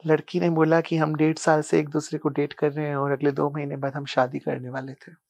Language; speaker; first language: Hindi; non-native, local second language; Punjabi